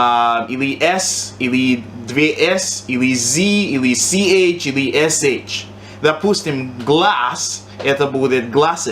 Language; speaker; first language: Russian; non-native, learner; English